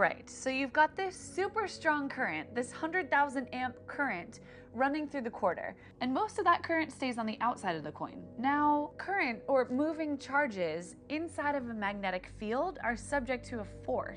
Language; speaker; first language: English; native; English